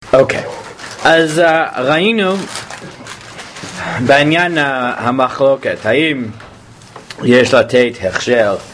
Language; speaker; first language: Hebrew; non-native, fluent; English